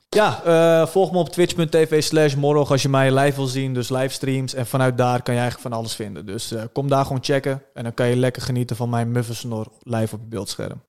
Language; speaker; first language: Dutch; early bilingual, other home language; Turkish